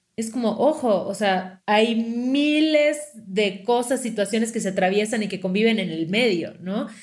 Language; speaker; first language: Spanish; native; Spanish